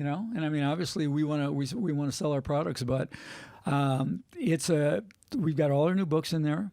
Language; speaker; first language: English; native; English